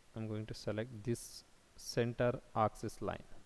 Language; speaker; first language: English; non-native, local second language; Kannada